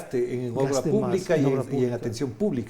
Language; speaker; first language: Spanish; native; Spanish